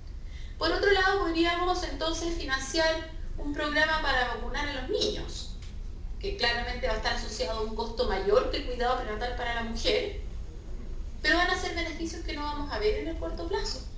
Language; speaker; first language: Spanish; native; Spanish